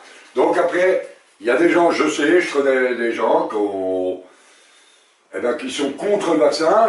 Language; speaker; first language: French; native; French